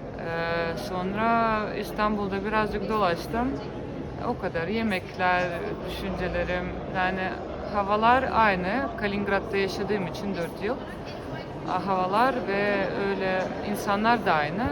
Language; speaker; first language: Turkish; non-native, fluent; Russian